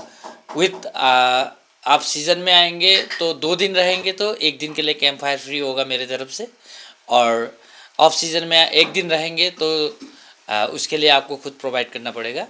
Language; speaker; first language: Hindi; non-native, local second language; Nepali